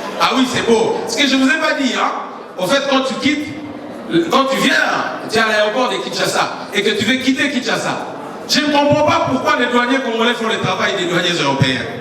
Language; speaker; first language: French; non-native, local second language; Lingala